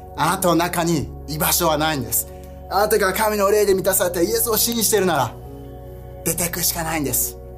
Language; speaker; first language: Japanese; early bilingual, heritage; Japanese